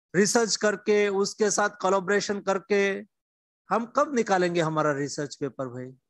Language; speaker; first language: Hindi; non-native, local second language; Gujarati